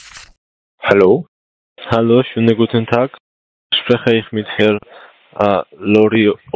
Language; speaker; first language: German; non-native, learner; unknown